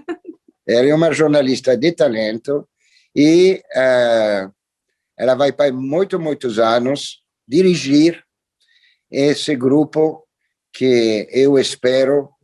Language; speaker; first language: Portuguese; non-native, fluent; French